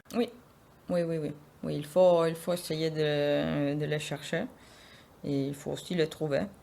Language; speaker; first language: French; non-native, fluent; Italian